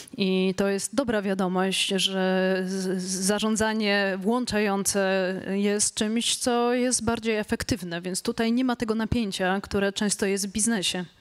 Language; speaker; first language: Polish; native; Polish